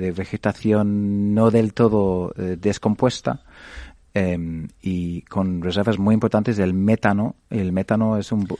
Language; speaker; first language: Spanish; non-native, fluent; English